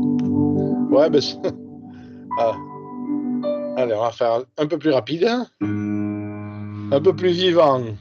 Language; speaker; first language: French; native; French